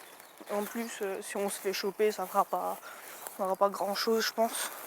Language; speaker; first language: French; native; French